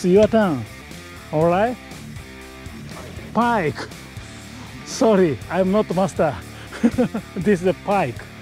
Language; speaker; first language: English; non-native, learner; Japanese